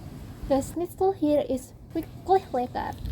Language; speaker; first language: German; non-native, learner; Indonesian